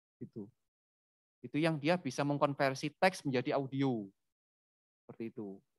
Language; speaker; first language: Indonesian; native; Indonesian